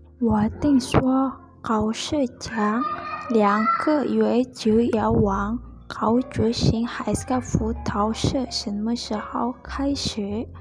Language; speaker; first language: Chinese; non-native, learner; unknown